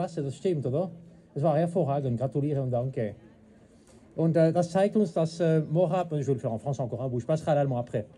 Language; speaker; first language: French; native; French